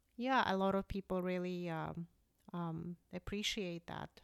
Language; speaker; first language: English; early bilingual, other home language; Polish